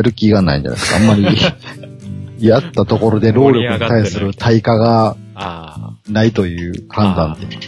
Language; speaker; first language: Japanese; native; Japanese